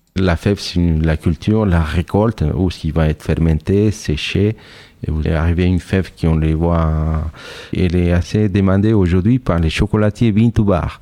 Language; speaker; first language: French; non-native, fluent; Spanish